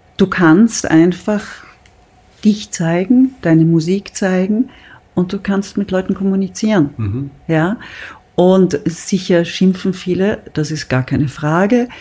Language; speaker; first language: German; native; German